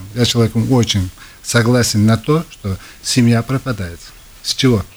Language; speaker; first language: Russian; non-native, local second language; Uzbek